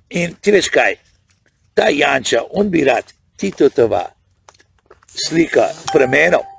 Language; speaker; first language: Slovenian; early bilingual, heritage; Slovenian